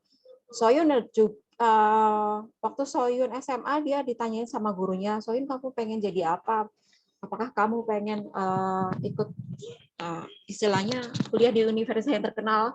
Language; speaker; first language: Indonesian; native; Indonesian